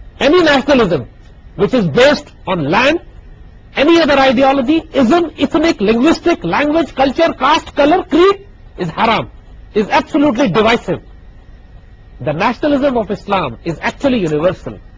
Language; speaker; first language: English; non-native, local second language; Urdu